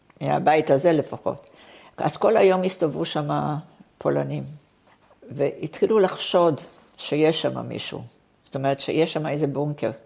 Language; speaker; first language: Hebrew; non-native, fluent; Polish